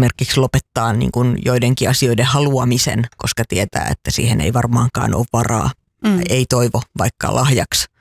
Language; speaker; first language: Finnish; native; Finnish